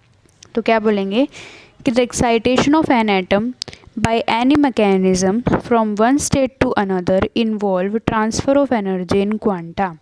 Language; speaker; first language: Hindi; native; Hindi